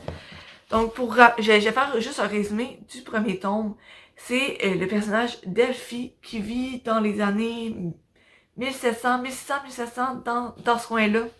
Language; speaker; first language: French; native; French